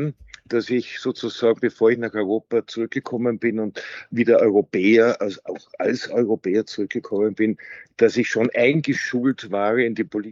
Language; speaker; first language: German; native; German